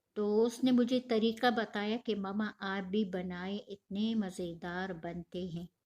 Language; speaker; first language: Urdu; non-native, local second language; Pashto